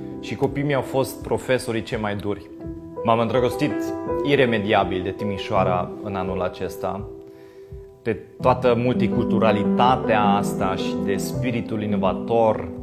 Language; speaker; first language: Romanian; non-native, fluent; German